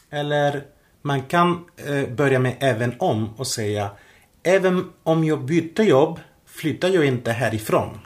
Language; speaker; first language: Swedish; non-native, fluent; Spanish